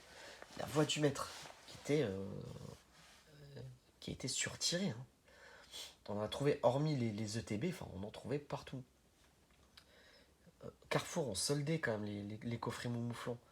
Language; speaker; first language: French; native; French